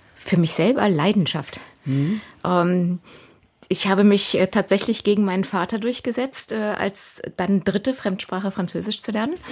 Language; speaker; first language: German; native; German